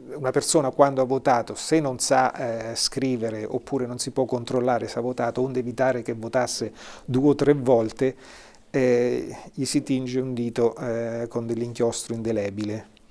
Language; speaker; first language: Italian; native; Italian